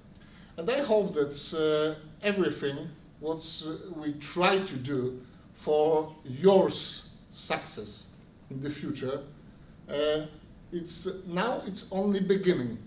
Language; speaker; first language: English; non-native, learner; Polish